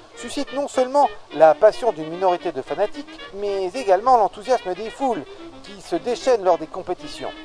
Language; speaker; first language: French; native; French